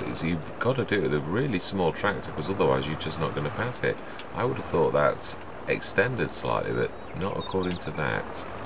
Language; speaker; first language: English; native; English